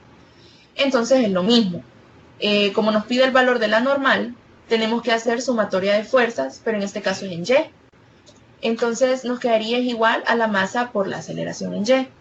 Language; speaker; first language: Spanish; native; Spanish